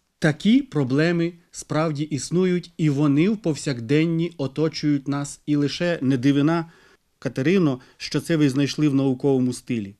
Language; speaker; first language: Ukrainian; native; Ukrainian